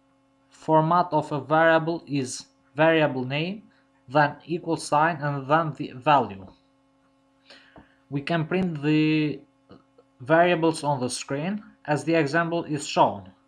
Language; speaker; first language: English; non-native, fluent; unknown